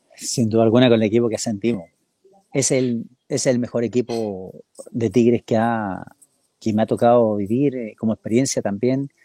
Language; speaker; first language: Spanish; native; Spanish